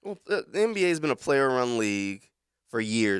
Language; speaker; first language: English; native; English